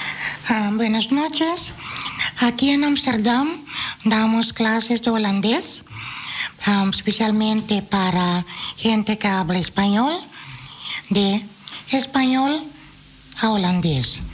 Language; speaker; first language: Spanish; non-native, fluent; Dutch